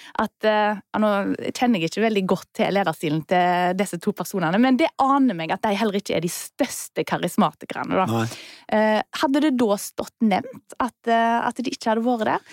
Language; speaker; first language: Norwegian; native; Norwegian